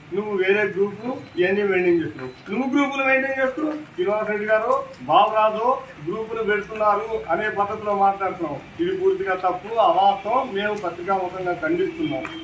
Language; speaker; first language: Telugu; native; Telugu